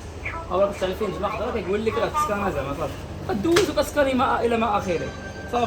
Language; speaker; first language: Arabic; native; Arabic